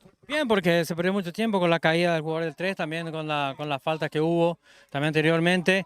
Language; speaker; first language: Spanish; native; Spanish